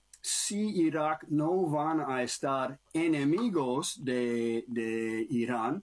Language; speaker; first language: Spanish; non-native, learner; English